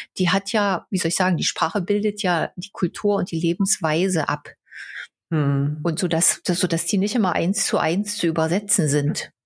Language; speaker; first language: German; non-native, local second language; Upper Sorbian